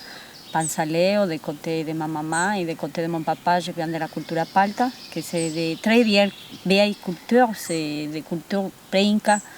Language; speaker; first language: French; non-native, fluent; Spanish